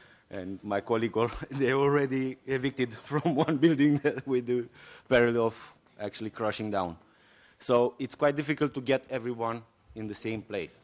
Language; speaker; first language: English; non-native, fluent; Romanian